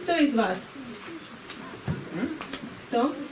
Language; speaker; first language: Russian; native; Russian